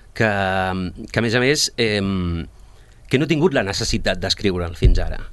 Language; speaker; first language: Catalan; early bilingual, other home language; Spanish